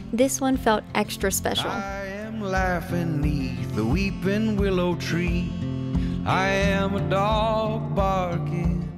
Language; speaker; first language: English; native; English